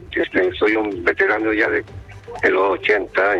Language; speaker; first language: Spanish; native; Spanish